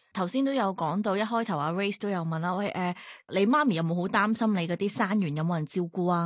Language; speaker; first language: Cantonese; native; Cantonese